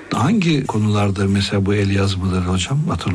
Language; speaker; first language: Turkish; native; Turkish